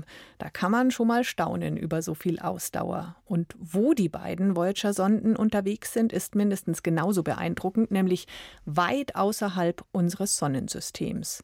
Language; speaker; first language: German; native; German